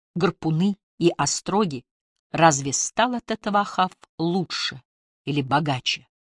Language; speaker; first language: Russian; native; Russian